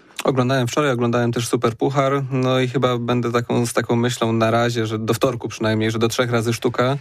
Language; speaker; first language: Polish; native; Polish